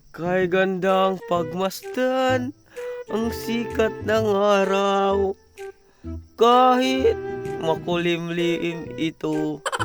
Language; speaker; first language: Filipino; non-native, local second language; Waray